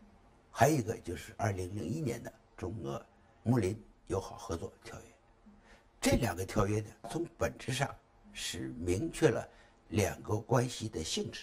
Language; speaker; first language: Chinese; native; Chinese